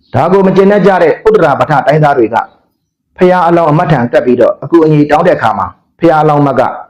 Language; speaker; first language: Burmese; native; Burmese